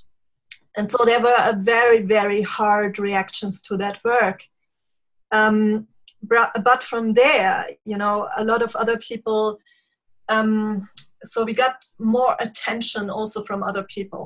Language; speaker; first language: English; non-native, fluent; German